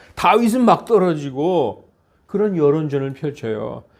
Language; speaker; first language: Korean; native; Korean